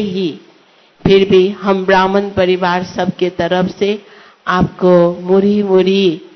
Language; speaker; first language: Hindi; non-native, local second language; Nepali